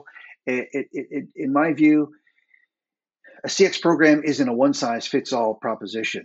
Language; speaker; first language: English; native; English